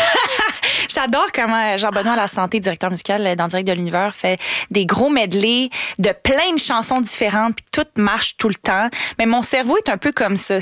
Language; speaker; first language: French; native; French